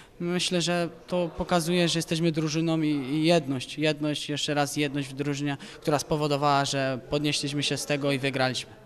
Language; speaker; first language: Polish; native; Polish